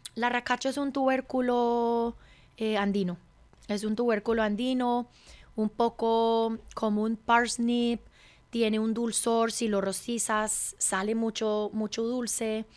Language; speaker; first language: Spanish; early bilingual, heritage; Spanish